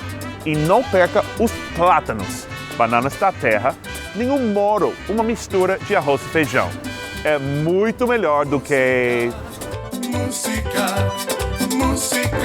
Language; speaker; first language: Portuguese; non-native, fluent; English